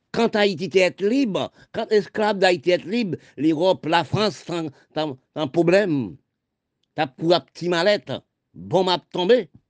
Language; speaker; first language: French; non-native, local second language; Haitian Creole